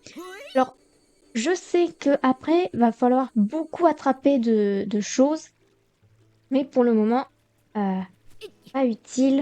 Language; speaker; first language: French; native; French